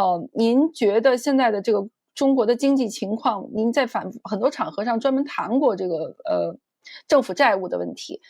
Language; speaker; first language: Chinese; native; Chinese